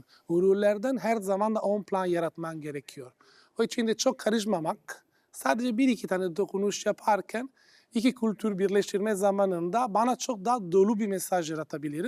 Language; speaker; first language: Turkish; non-native, fluent; Italian